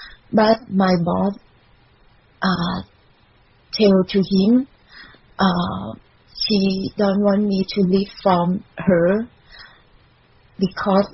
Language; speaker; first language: English; non-native, learner; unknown